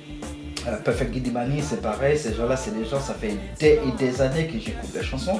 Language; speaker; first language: French; non-native, local second language; Haitian Creole